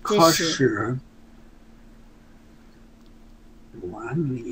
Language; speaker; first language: Chinese; non-native, learner; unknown